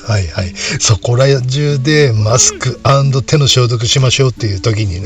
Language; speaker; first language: Japanese; native; Japanese